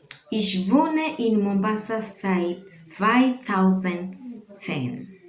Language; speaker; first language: German; non-native, learner; Swahili